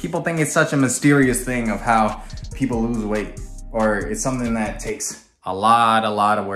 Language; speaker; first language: English; native; English